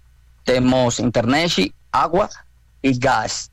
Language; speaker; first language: Portuguese; non-native, fluent; Spanish